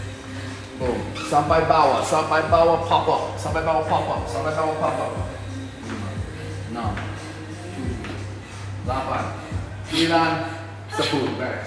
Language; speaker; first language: Indonesian; non-native, fluent; English